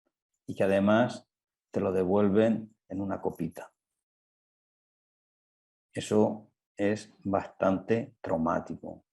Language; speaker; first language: Spanish; native; Spanish